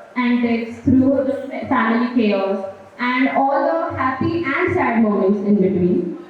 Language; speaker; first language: English; non-native, local second language; Marathi